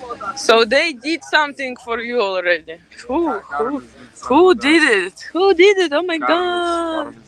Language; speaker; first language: English; non-native, fluent; Ukrainian